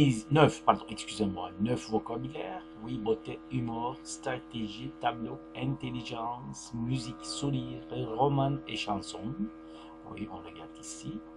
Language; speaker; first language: French; non-native, fluent; Turkish